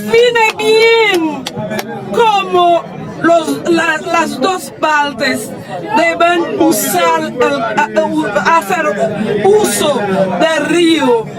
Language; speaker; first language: Spanish; non-native, fluent; Haitian Creole